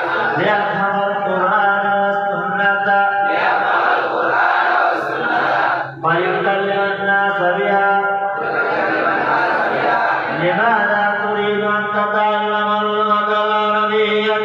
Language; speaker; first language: Arabic; non-native, fluent; Bangla